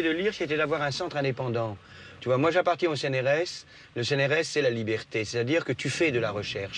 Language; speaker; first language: French; native; French